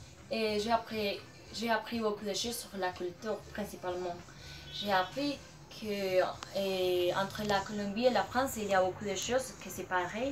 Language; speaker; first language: French; non-native, learner; Spanish